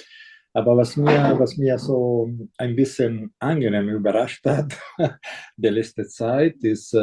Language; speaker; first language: German; non-native, fluent; Italian